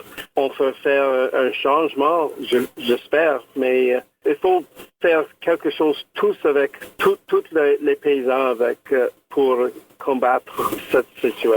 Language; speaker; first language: French; non-native, local second language; English